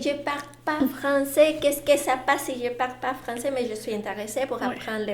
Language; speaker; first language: French; non-native, learner; Spanish